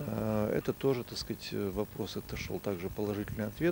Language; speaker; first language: Russian; native; Russian